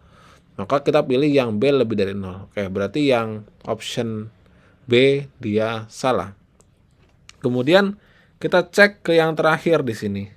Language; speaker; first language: Indonesian; native; Indonesian